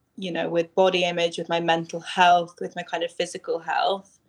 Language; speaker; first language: English; native; English